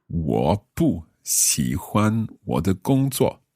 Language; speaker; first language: Chinese; non-native, learner; English